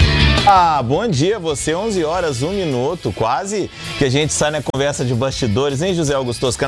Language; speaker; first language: Portuguese; native; Portuguese